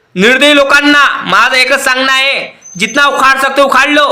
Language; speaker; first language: Hindi; non-native, local second language; Marathi